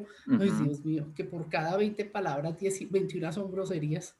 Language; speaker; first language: Spanish; native; Spanish